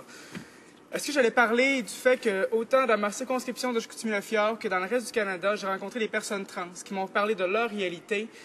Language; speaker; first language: French; native; French